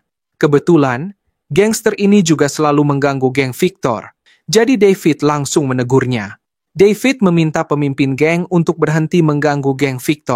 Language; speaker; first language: Indonesian; native; Indonesian